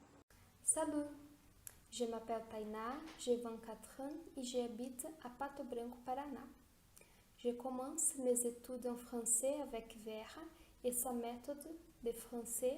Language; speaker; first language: French; non-native, learner; Portuguese